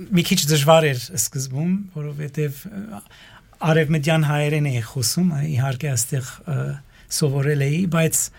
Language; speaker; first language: Armenian; native; Armenian